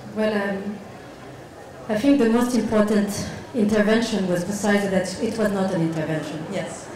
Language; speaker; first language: English; non-native, fluent; Arabic